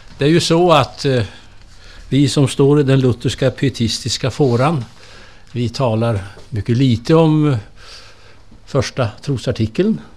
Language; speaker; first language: Swedish; native; Swedish